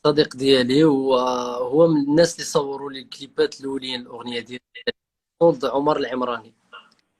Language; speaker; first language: Arabic; native; Arabic